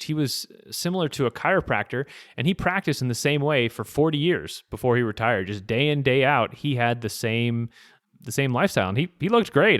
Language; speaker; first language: English; native; English